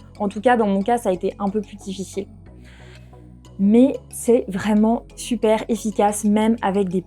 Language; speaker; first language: French; native; French